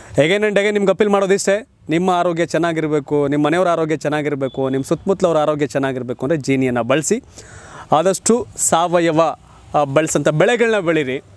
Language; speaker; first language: Kannada; native; Kannada